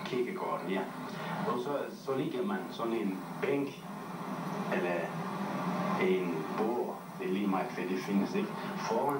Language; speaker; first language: Danish; non-native, learner; Turkish